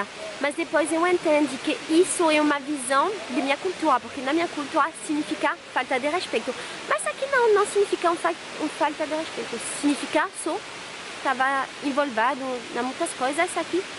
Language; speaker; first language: Portuguese; non-native, fluent; French